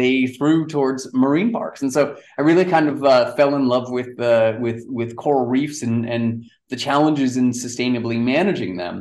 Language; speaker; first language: English; native; English